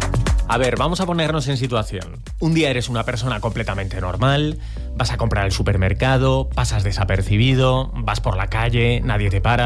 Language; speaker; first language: Spanish; native; Spanish